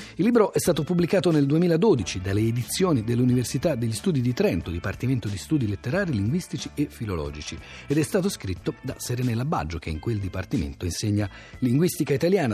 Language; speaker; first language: Italian; native; Italian